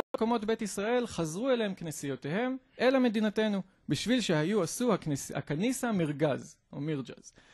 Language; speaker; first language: Hebrew; native; Hebrew